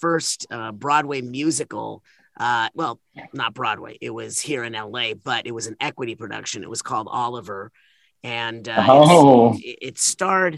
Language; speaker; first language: English; native; English